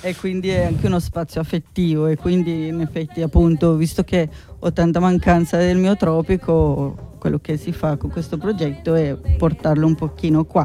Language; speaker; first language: Italian; non-native, fluent; Spanish